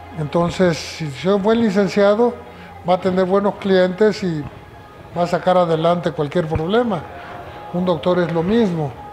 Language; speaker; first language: Spanish; native; Spanish